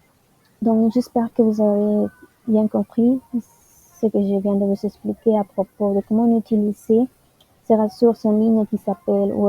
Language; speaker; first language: French; non-native, learner; Spanish